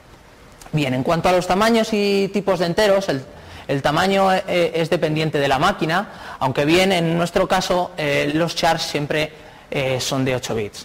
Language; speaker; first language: Spanish; native; Spanish